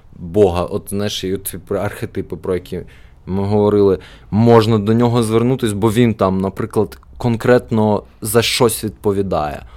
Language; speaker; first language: Ukrainian; non-native, local second language; Russian